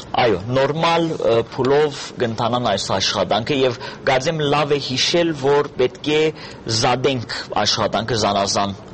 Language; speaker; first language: Armenian; early bilingual, heritage; Armenian